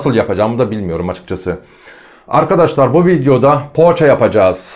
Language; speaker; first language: Turkish; native; Turkish